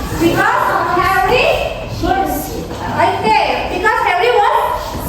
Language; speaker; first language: English; non-native, learner; Indonesian